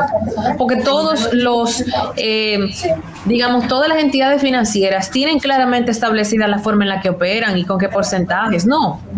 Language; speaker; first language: Spanish; native; Spanish